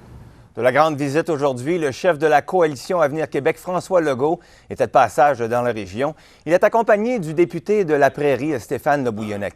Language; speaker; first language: French; native; French